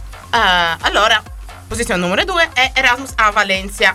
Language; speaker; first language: Italian; native; Italian